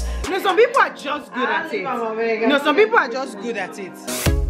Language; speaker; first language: English; non-native, local second language; Yoruba